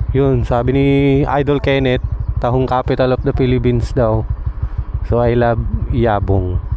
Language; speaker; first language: Filipino; native; Filipino